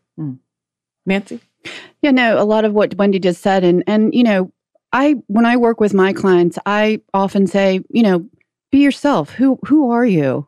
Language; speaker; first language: English; native; English